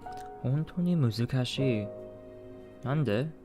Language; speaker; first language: Japanese; non-native, learner; English